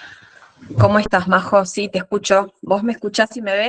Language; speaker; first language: Spanish; native; Spanish